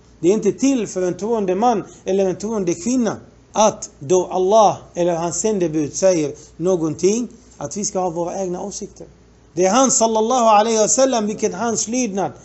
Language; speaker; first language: Swedish; non-native, fluent; Arabic